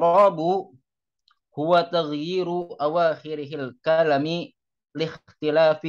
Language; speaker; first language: Arabic; non-native, learner; Indonesian